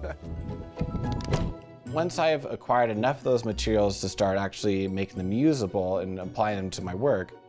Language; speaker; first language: English; native; English